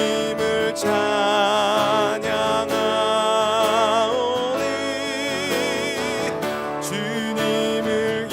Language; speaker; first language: Korean; native; Korean